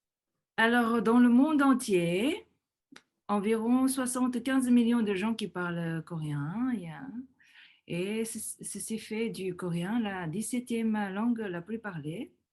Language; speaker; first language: French; early bilingual, other home language; Korean